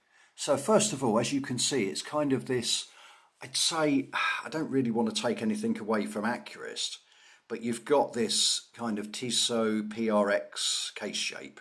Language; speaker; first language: English; native; English